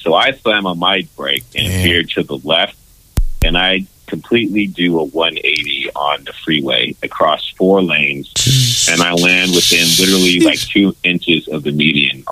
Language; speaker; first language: English; native; English